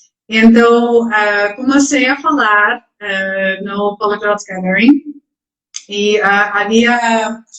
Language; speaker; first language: Portuguese; non-native, learner; Dutch